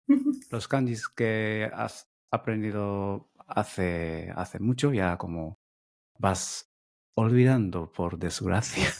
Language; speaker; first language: Spanish; non-native, fluent; Japanese